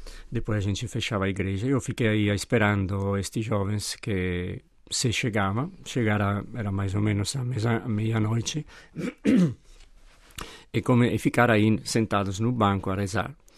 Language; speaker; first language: Portuguese; non-native, fluent; Italian